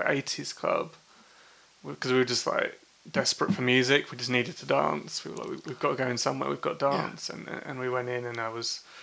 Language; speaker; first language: English; native; English